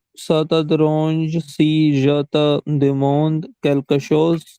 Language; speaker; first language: French; non-native, learner; Punjabi